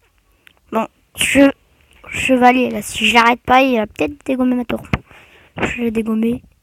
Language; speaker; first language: French; native; French